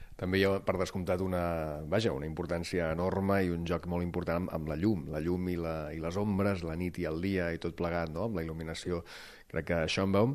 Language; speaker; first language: Catalan; native; Catalan